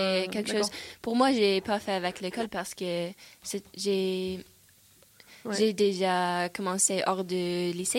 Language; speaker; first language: French; non-native, learner; English